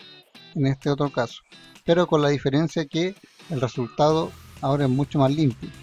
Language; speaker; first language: Spanish; native; Spanish